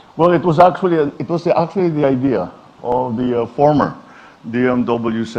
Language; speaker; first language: English; non-native, local second language; Filipino